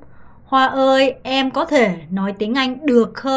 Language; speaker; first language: Vietnamese; non-native, fluent; Korean